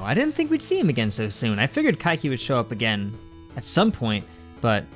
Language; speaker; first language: English; native; English